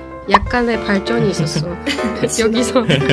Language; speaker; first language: Korean; native; Korean